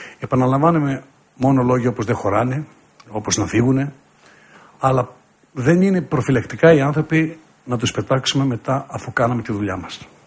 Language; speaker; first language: Greek; native; Greek